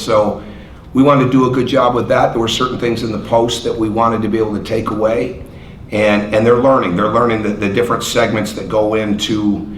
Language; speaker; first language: English; native; English